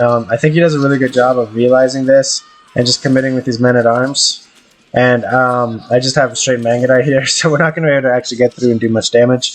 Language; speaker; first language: English; native; English